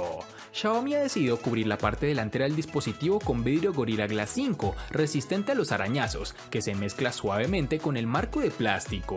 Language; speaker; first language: Spanish; native; Spanish